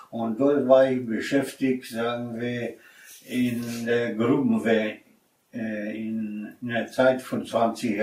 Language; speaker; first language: German; non-native, fluent; Polish